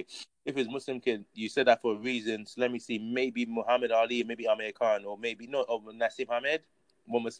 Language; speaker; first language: English; native; English